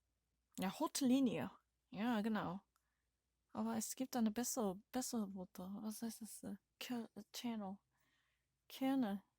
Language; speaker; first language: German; non-native, learner; Korean